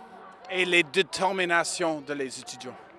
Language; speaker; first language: French; non-native, learner; English